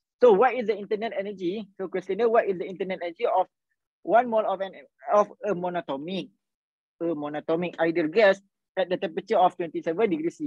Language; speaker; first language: English; non-native, local second language; Malay